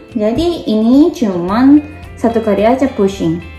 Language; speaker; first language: Indonesian; non-native, learner; Japanese